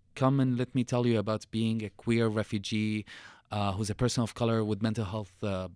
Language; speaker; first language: English; non-native, fluent; Arabic